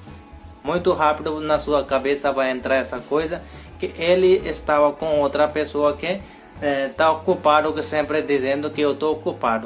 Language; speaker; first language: Portuguese; non-native, learner; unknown